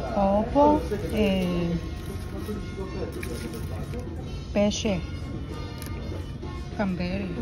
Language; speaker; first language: Italian; non-native, learner; Thai